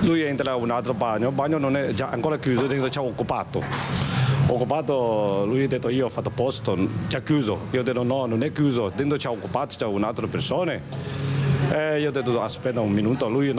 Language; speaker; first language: Italian; non-native, learner; Chinese